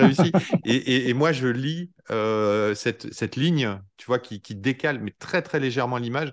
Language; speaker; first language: French; native; French